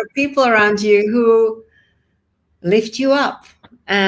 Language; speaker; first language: English; non-native, fluent; Czech